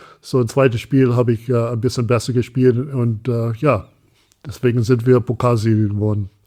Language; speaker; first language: German; non-native, fluent; English